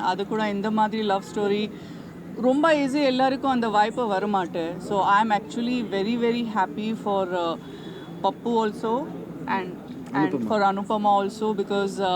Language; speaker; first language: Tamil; non-native, fluent; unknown